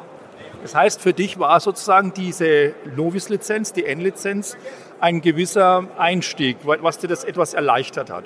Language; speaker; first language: German; native; German